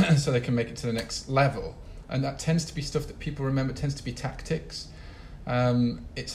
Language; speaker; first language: English; native; English